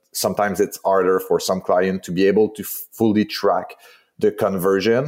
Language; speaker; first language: English; non-native, fluent; French